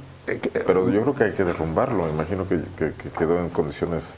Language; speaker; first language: Spanish; native; Spanish